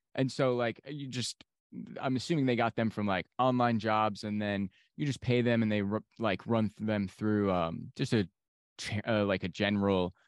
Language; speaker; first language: English; native; English